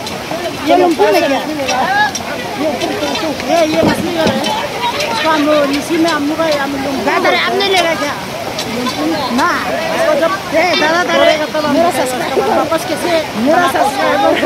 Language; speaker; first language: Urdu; non-native, local second language; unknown